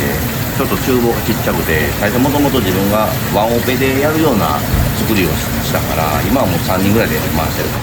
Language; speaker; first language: Japanese; native; Japanese